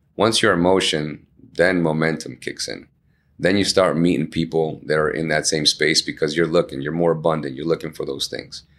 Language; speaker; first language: English; early bilingual, other home language; Spanish